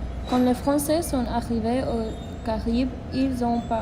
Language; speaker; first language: French; non-native, learner; English